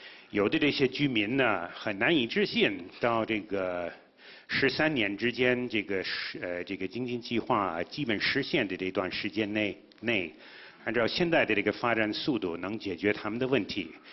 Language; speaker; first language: Chinese; non-native, fluent; English